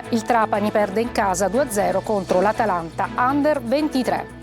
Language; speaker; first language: Italian; native; Italian